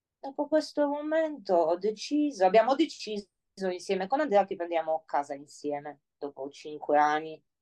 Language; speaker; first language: Italian; non-native, fluent; Polish